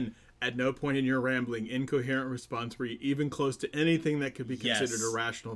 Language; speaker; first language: English; native; English